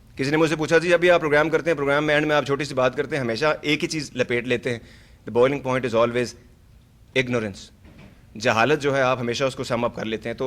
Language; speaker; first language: Urdu; non-native, local second language; Pashto